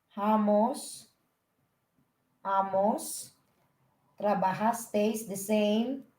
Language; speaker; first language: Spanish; non-native, fluent; Filipino